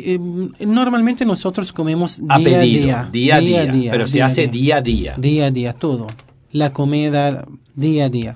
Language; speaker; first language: Spanish; non-native, learner; Arabic